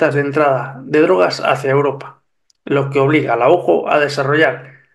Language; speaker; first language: Spanish; native; Spanish